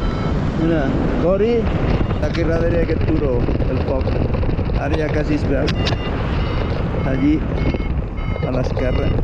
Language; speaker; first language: Catalan; native; Catalan